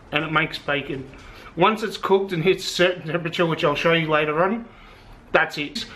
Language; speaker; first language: English; native; English